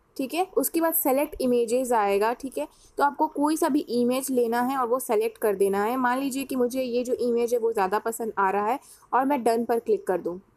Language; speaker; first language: Hindi; native; Hindi